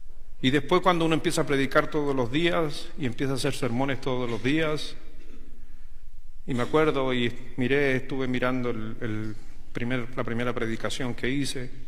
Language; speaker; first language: Spanish; native; Spanish